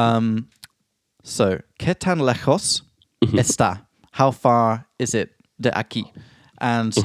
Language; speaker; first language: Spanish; non-native, learner; English